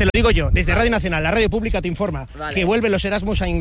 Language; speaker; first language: Spanish; native; Spanish